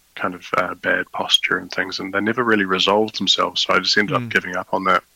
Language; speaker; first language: English; native; English